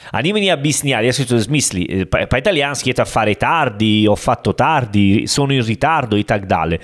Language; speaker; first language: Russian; non-native, learner; Italian